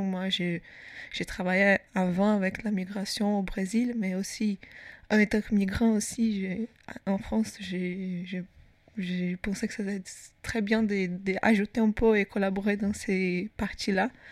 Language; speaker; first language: French; non-native, fluent; Portuguese